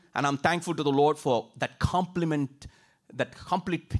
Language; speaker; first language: English; non-native, local second language; Tamil